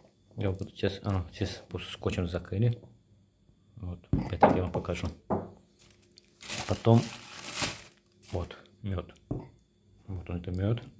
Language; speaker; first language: Russian; non-native, learner; Azerbaijani